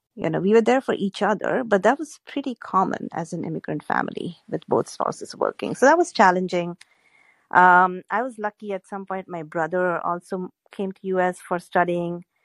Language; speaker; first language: English; non-native, local second language; Gujarati